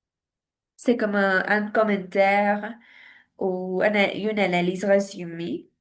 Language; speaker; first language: French; non-native, learner; Spanish